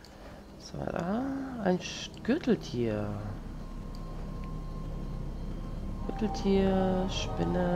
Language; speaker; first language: German; native; German